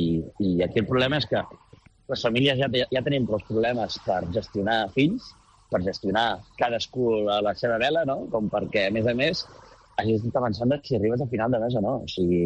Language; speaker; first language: Catalan; native; Catalan